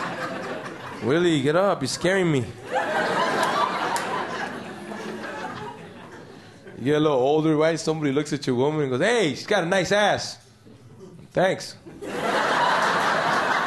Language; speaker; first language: English; native; English